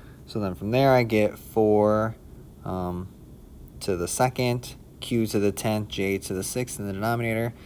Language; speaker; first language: English; native; English